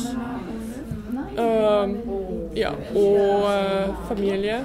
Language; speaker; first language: Norwegian; non-native, learner; German